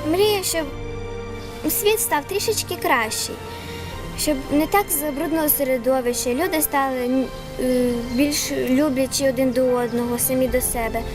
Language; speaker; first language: Ukrainian; non-native, local second language; Russian